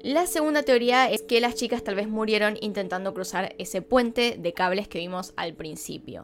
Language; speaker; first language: Spanish; native; Spanish